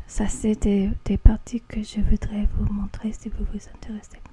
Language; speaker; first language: French; non-native, learner; English